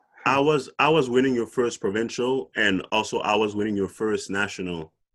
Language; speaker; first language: English; non-native, fluent; French